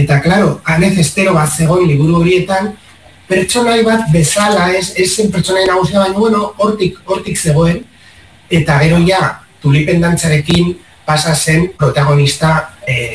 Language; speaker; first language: Basque; non-native, local second language; Spanish